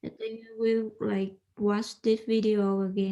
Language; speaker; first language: English; non-native, learner; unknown